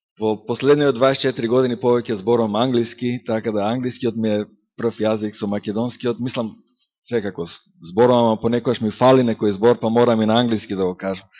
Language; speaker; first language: Macedonian; native; Macedonian